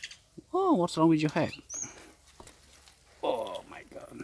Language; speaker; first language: English; non-native, learner; Khmer